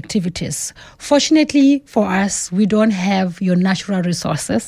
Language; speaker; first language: English; non-native, local second language; Xhosa